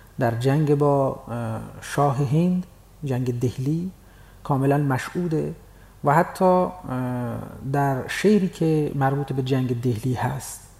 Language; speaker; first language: Persian; non-native, local second language; Baluchi